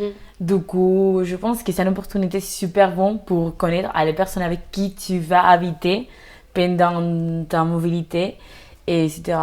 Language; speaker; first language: French; non-native, fluent; Spanish